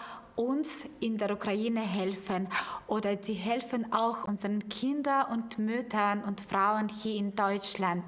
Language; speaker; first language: German; non-native, fluent; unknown